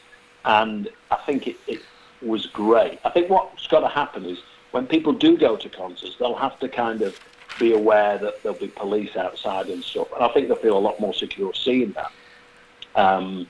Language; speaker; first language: English; native; English